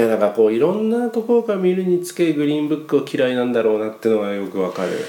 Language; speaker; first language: Japanese; native; Japanese